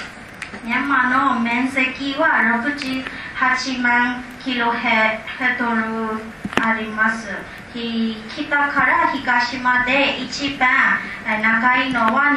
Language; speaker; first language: Japanese; non-native, learner; Burmese